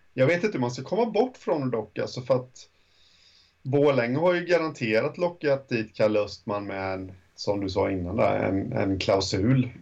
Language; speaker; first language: Swedish; native; Swedish